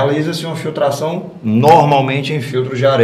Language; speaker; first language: Portuguese; native; Portuguese